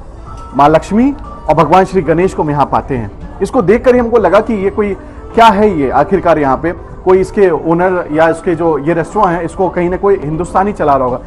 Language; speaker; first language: Hindi; native; Hindi